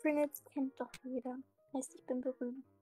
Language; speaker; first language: German; native; German